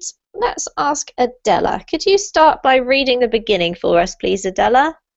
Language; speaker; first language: English; native; English